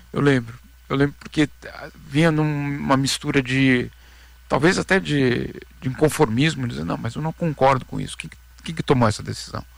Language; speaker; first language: Portuguese; native; Portuguese